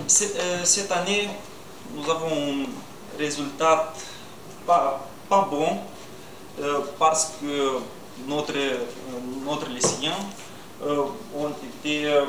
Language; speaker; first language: French; non-native, learner; Romanian